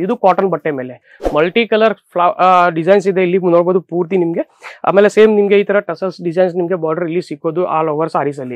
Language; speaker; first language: Kannada; non-native, fluent; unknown